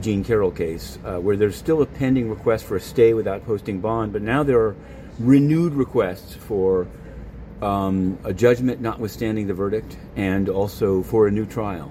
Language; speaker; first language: English; native; English